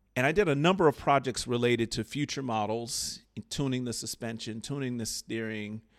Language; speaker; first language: English; native; English